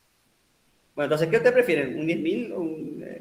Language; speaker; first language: Spanish; native; Spanish